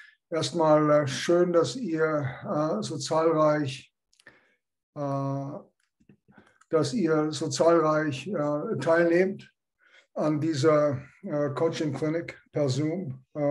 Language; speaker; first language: German; native; German